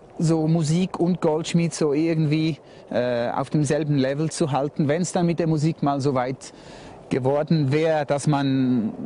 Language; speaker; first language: German; native; German